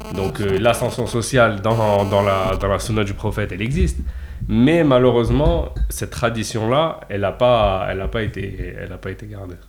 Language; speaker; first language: French; native; French